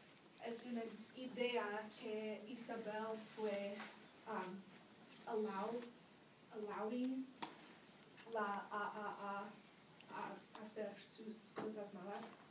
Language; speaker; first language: Spanish; non-native, learner; English